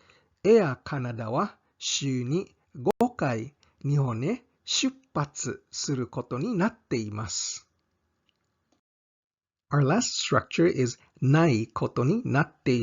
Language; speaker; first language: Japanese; non-native, fluent; English